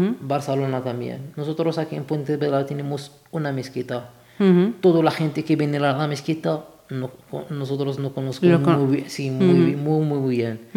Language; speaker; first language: Spanish; non-native, learner; Arabic